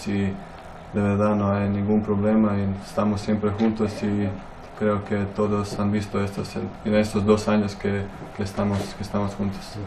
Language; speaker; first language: Spanish; non-native, fluent; Croatian